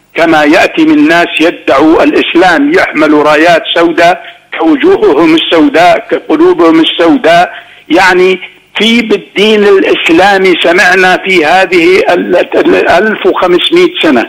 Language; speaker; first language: Arabic; native; Arabic